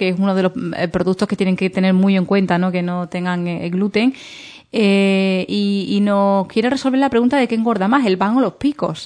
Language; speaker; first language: Spanish; native; Spanish